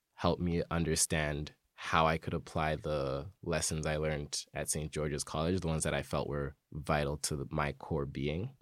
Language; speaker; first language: English; native; English